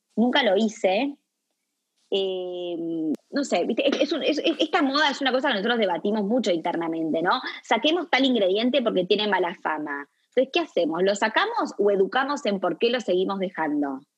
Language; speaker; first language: Spanish; native; Spanish